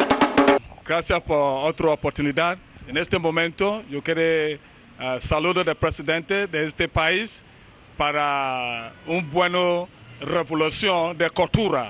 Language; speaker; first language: Spanish; non-native, learner; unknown